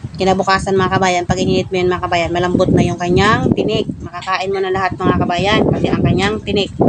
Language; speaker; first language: Filipino; native; Filipino